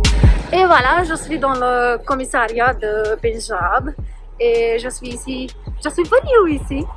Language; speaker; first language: French; non-native, learner; Punjabi